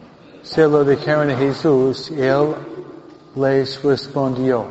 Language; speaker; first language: Spanish; non-native, fluent; English